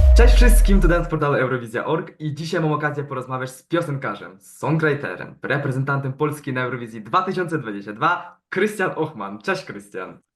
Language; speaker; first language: Polish; native; Polish